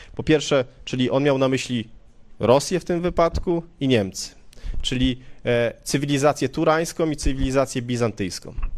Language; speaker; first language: Polish; native; Polish